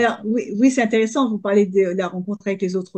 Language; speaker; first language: French; native; French